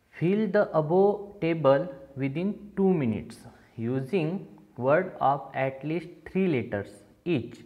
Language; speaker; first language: English; non-native, local second language; Marathi